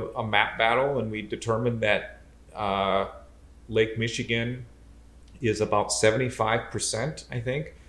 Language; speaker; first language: English; native; English